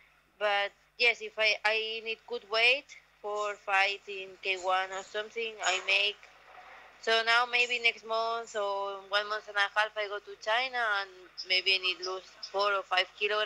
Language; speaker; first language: English; non-native, learner; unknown